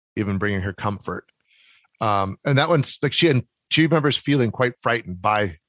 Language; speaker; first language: English; native; English